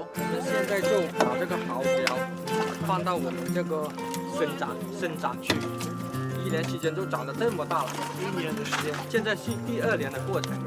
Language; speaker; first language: Chinese; non-native, local second language; Cantonese